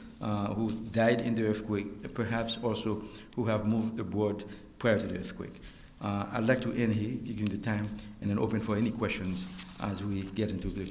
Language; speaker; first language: English; non-native, fluent; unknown